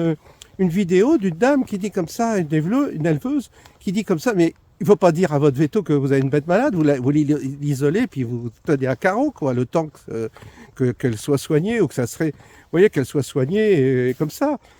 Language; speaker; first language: French; native; French